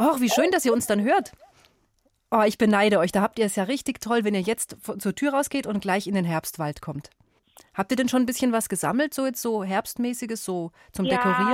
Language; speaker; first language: German; native; German